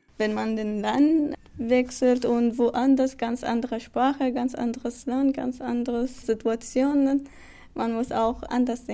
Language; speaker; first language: German; non-native, learner; Kurdish